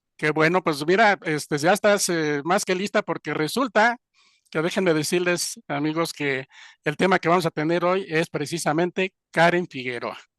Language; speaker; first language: Spanish; native; Spanish